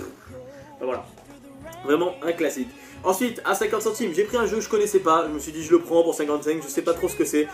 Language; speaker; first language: French; native; French